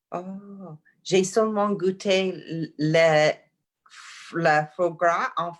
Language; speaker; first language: French; non-native, learner; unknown